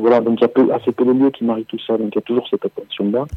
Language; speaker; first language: French; native; French